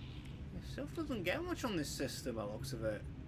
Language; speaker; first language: English; native; English